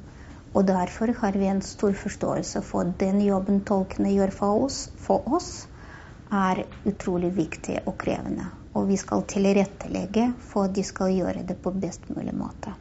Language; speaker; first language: Norwegian; non-native, fluent; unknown